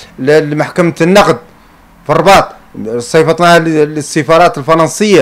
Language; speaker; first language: Arabic; native; Arabic